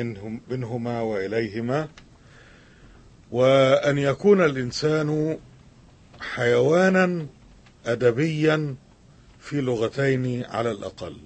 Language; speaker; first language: Arabic; native; Arabic